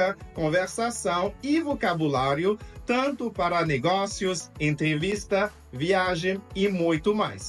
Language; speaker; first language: Portuguese; non-native, fluent; English